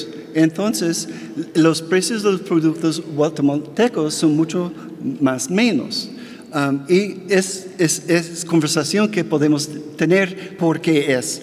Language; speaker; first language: Spanish; non-native, fluent; English